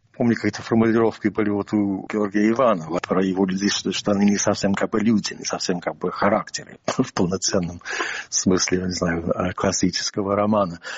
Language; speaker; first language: Russian; non-native, fluent; English